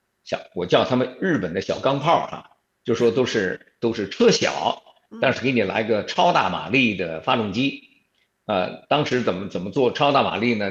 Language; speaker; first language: Chinese; native; Chinese